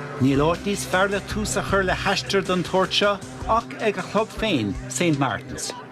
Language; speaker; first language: Irish; native; Irish